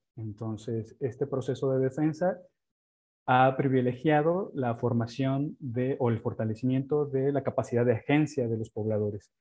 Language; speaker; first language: Spanish; native; Spanish